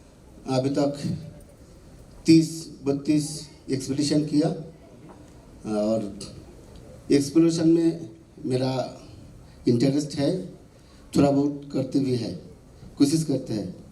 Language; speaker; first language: Hindi; non-native, local second language; Bangla